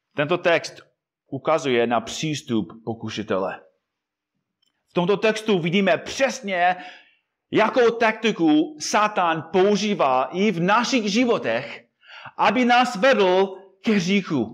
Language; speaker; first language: Czech; non-native, fluent; English